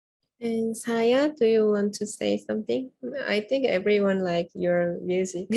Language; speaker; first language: English; non-native, fluent; Korean